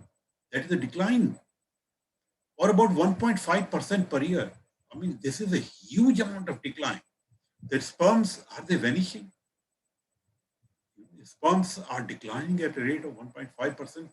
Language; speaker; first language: English; non-native, local second language; Hindi